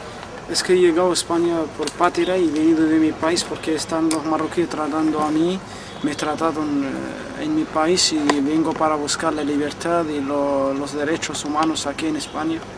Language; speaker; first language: Spanish; non-native, fluent; Arabic